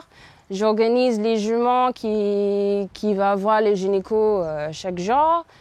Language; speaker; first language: French; non-native, fluent; English